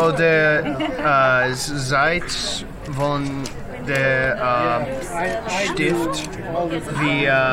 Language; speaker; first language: German; non-native, learner; English